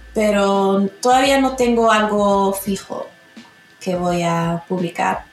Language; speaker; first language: Spanish; early bilingual, heritage; Spanish